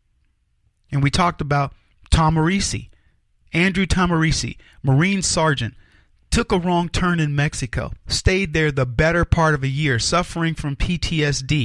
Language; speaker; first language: English; native; English